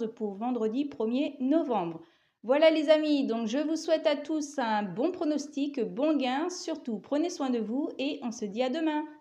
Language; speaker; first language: French; native; French